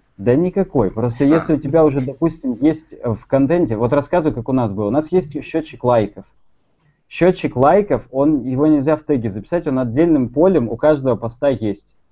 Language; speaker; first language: Russian; native; Russian